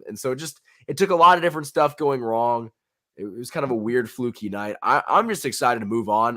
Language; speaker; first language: English; native; English